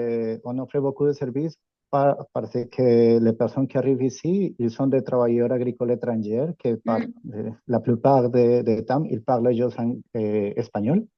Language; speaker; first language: French; non-native, fluent; Spanish